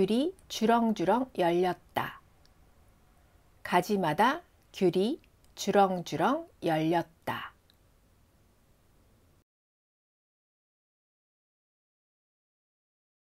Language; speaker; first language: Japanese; non-native, fluent; Korean